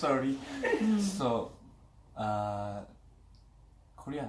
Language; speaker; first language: English; non-native, learner; Korean